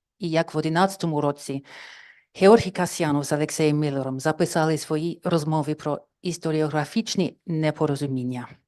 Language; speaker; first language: Ukrainian; non-native, fluent; English